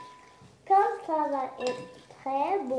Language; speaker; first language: French; early bilingual, other home language; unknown